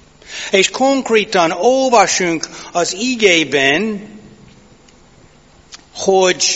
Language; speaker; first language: Hungarian; non-native, fluent; English